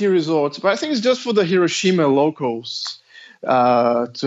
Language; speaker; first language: English; non-native, fluent; Portuguese